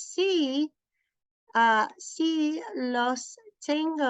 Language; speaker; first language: Spanish; non-native, fluent; English